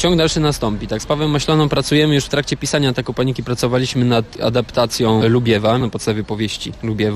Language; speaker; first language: Polish; native; Polish